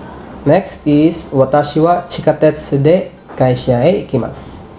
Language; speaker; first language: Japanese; non-native, fluent; English